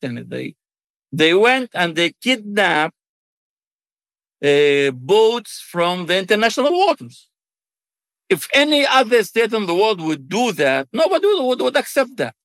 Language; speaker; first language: English; non-native, fluent; Arabic